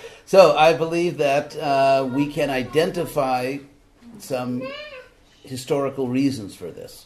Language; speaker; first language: English; native; English